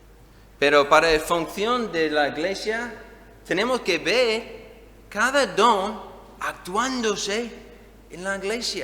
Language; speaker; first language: Spanish; non-native, fluent; English